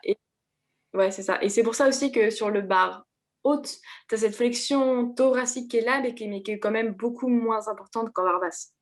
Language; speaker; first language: French; native; French